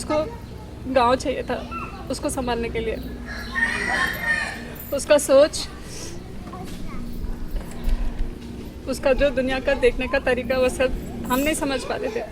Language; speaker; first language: Hindi; non-native, local second language; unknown